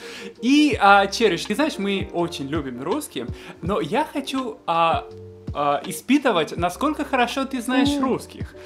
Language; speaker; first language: Russian; non-native, fluent; Spanish